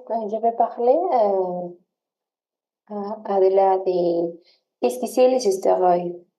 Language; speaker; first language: French; non-native, learner; Spanish